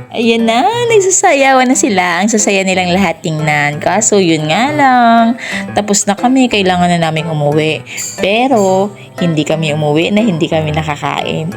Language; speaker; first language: Filipino; non-native, local second language; Bikol